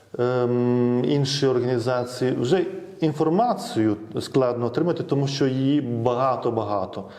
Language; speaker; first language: Ukrainian; non-native, fluent; Lithuanian